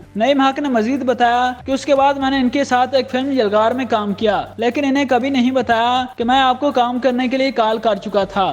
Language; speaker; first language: Urdu; native; Urdu